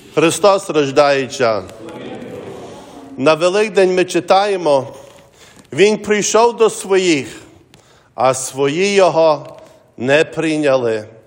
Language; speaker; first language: Ukrainian; early bilingual, heritage; Ukrainian